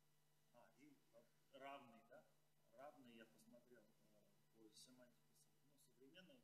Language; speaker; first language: Russian; native; Russian